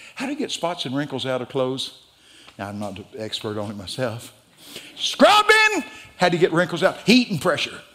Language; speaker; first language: English; native; English